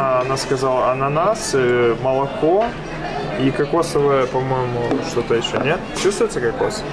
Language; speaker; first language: Russian; native; Russian